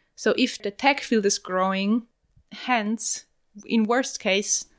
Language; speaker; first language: English; non-native, fluent; German